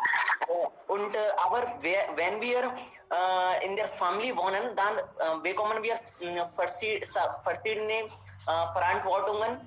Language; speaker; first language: German; non-native, learner; Hindi